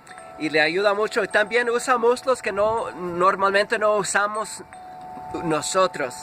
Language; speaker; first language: Spanish; non-native, fluent; English